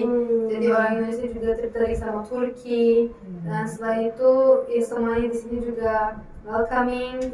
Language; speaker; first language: Indonesian; non-native, fluent; Turkish